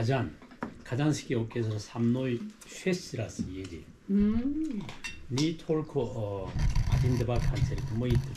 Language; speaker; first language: Russian; non-native, learner; Korean